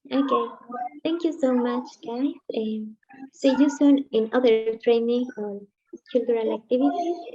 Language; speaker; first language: English; non-native, learner; Spanish